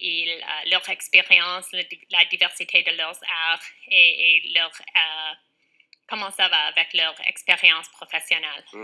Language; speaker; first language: French; non-native, fluent; English